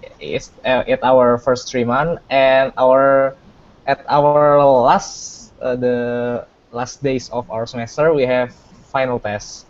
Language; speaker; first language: English; non-native, fluent; Indonesian